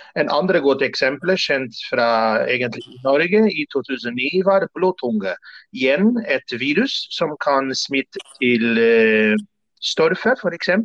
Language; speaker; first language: Norwegian; non-native, fluent; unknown